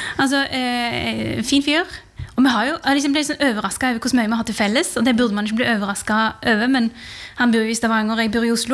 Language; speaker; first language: Norwegian; early bilingual, other home language; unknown